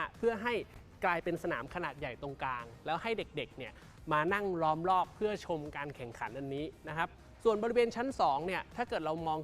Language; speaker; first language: Thai; native; Thai